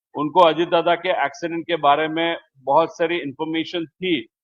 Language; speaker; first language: Hindi; non-native, local second language; Marathi